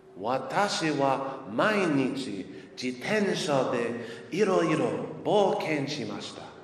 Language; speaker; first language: Japanese; non-native, learner; English